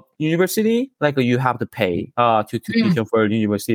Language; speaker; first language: English; non-native, learner; Korean